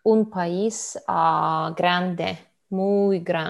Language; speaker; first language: Spanish; non-native, learner; Russian